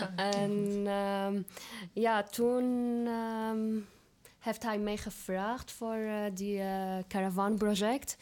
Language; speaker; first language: Dutch; non-native, fluent; Arabic